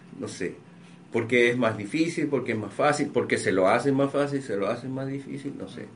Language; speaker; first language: Spanish; native; Spanish